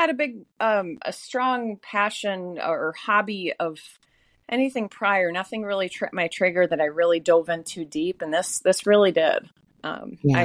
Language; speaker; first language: English; native; English